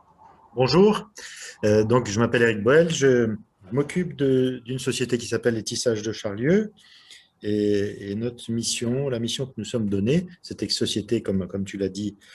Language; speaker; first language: French; native; French